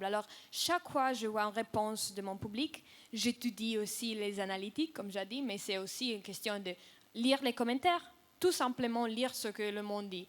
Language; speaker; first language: French; non-native, fluent; Russian